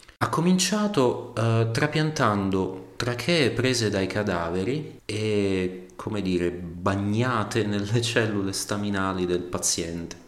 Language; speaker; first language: Italian; native; Italian